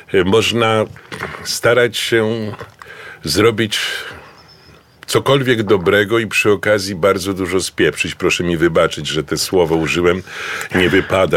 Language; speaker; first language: Polish; native; Polish